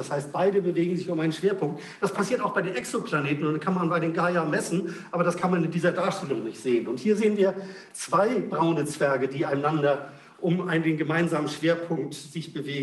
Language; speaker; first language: German; native; German